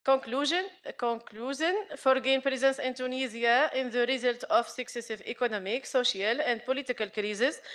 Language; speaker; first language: English; non-native, learner; Arabic